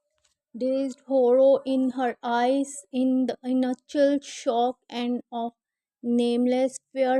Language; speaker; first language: English; non-native, learner; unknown